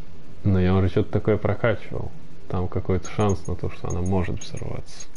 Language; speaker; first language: Russian; native; Russian